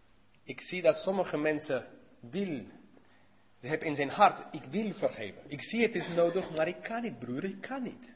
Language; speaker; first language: Dutch; non-native, learner; English